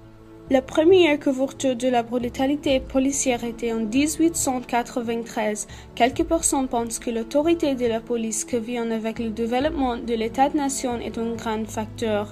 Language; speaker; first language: French; non-native, learner; English